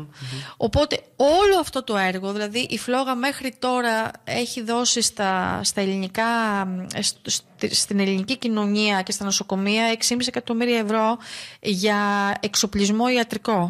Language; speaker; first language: Greek; native; Greek